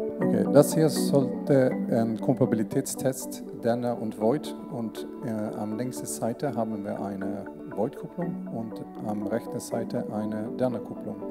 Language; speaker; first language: German; non-native, learner; Swedish